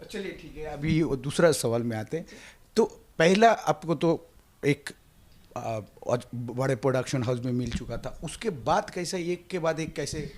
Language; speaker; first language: Hindi; non-native, local second language; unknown